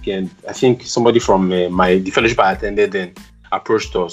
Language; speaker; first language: English; non-native, local second language; Yoruba